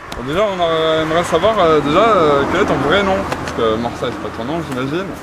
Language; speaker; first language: French; native; French